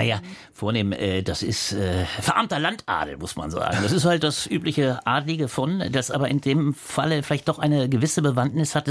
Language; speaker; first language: German; native; German